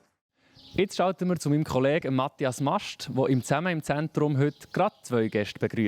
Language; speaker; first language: German; native; German